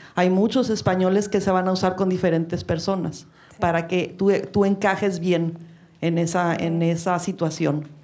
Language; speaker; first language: Spanish; early bilingual, heritage; Spanish